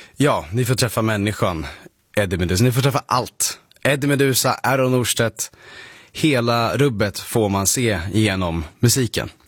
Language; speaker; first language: Swedish; native; Swedish